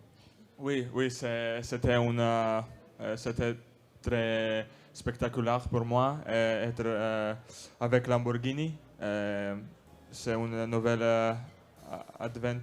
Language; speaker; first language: French; non-native, learner; Russian